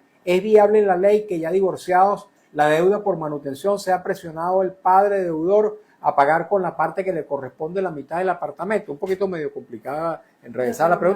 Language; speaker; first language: Spanish; native; Spanish